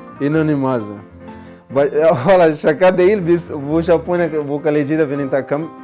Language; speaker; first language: Turkish; non-native, learner; Portuguese